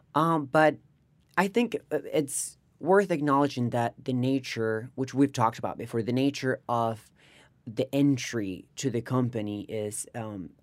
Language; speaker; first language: English; non-native, fluent; Spanish